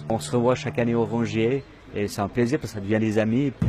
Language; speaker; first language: French; native; French